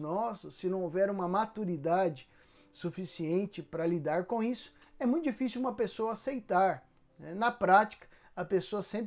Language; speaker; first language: Portuguese; native; Portuguese